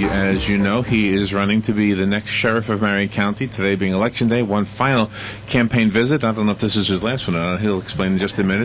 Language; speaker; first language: English; native; English